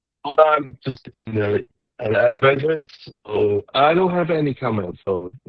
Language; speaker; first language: English; non-native, learner; Chinese